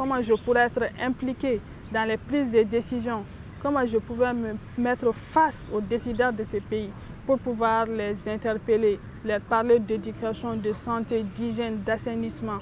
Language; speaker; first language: French; non-native, local second language; Bambara